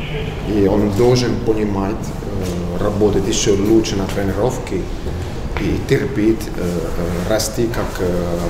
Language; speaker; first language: Russian; non-native, fluent; Finnish